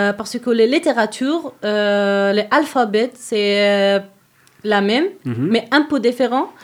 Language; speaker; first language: French; non-native, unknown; Persian